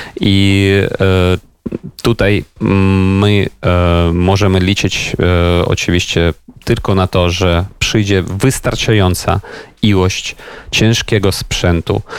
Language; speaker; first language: Polish; non-native, fluent; Ukrainian